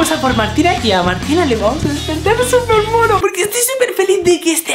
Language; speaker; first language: Spanish; native; Spanish